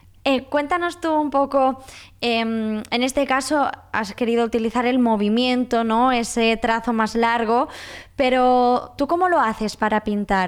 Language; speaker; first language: Spanish; non-native, local second language; Catalan